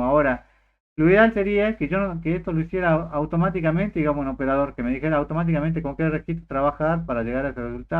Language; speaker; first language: Spanish; native; Spanish